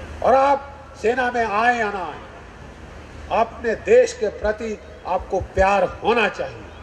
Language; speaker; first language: Hindi; native; Hindi